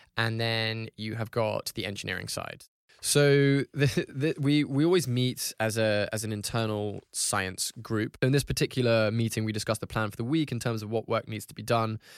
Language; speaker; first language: English; native; English